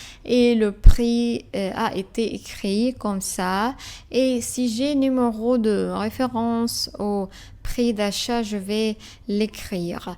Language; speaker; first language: French; non-native, fluent; Arabic